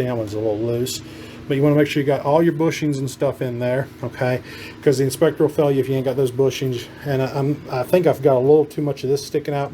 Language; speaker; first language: English; native; English